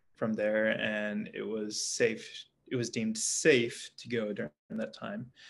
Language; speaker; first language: English; native; English